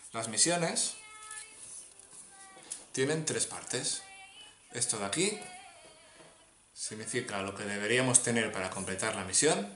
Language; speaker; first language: Spanish; native; Spanish